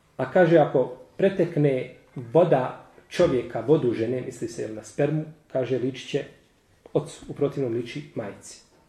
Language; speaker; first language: Bosnian; native; Bosnian